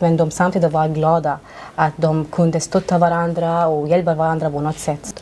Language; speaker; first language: Swedish; non-native, fluent; Arabic